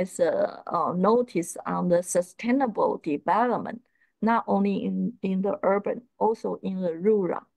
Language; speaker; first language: English; non-native, fluent; Chinese